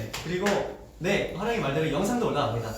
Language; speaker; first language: Korean; native; Korean